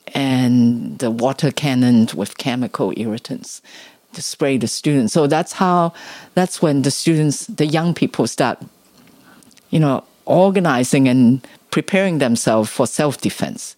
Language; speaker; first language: English; non-native, local second language; Cantonese